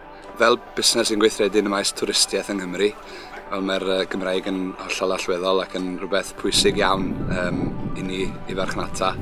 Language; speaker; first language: Welsh; native; Welsh